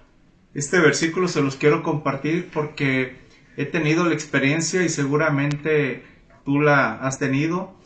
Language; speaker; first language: Spanish; native; Spanish